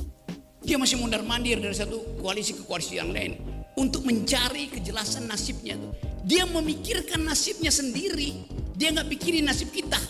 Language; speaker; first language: Indonesian; native; Indonesian